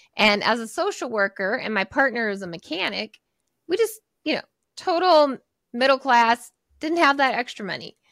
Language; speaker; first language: English; native; English